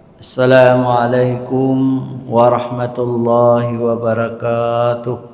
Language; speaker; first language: Malay; non-native, local second language; Achinese